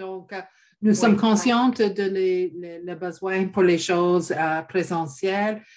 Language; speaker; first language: French; non-native, fluent; English